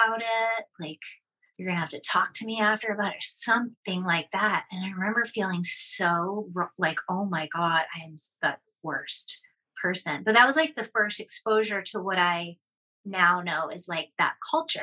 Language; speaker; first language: English; native; English